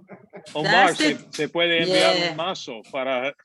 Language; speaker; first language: Spanish; non-native, fluent; English